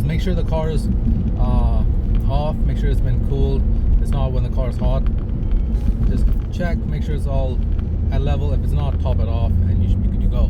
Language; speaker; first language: English; native; English